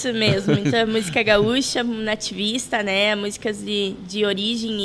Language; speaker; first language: Portuguese; native; Portuguese